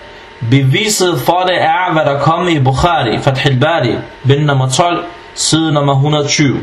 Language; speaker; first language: Danish; non-native, fluent; Arabic